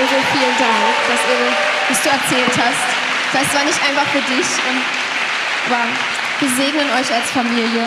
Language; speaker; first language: German; native; German